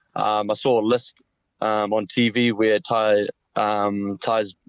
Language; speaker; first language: English; early bilingual, other home language; Samoan